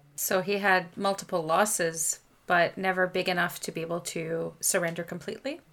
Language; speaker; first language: English; non-native, fluent; French